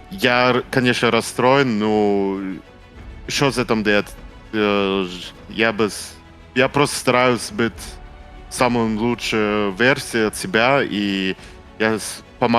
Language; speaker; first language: Russian; non-native, local second language; Ukrainian